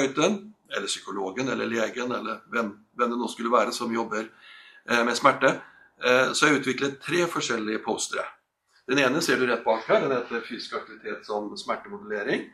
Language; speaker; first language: Norwegian; native; Norwegian